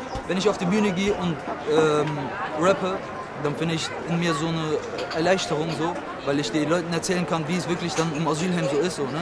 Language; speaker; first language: German; early bilingual, other home language; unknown